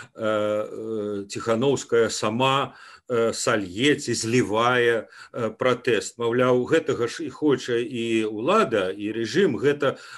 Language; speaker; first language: Belarusian; non-native, local second language; Russian